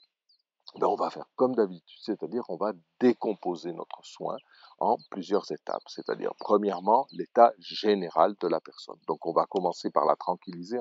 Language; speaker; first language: French; native; French